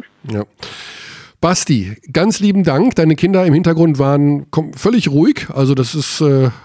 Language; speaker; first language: German; native; German